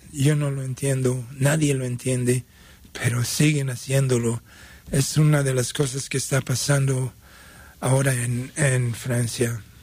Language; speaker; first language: Spanish; early bilingual, other home language; French